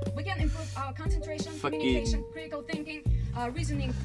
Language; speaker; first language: English; non-native, learner; Russian